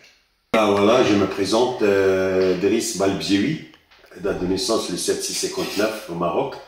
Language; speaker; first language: French; early bilingual, other home language; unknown